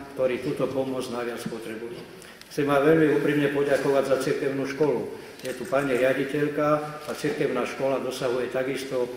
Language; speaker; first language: Slovak; native; Slovak